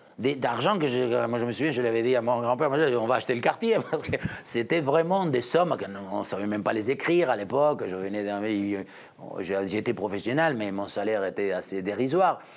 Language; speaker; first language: French; non-native, fluent; Spanish